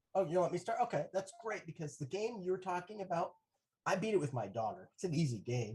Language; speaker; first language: English; native; English